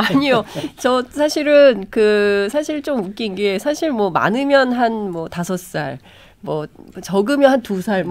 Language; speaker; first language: Korean; native; Korean